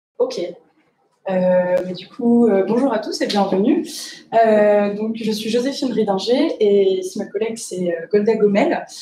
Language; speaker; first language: French; native; French